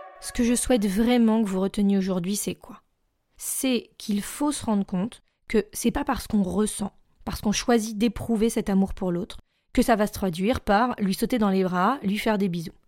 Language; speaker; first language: French; native; French